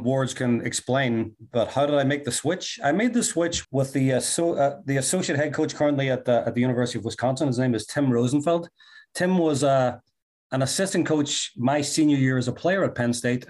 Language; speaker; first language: English; native; English